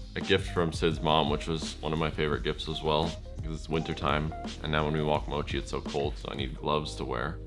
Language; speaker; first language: English; native; English